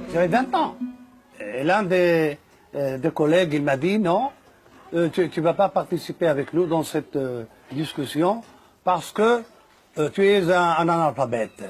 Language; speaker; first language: French; non-native, fluent; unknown